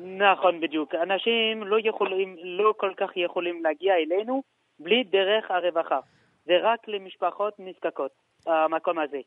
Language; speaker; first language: Hebrew; non-native, fluent; French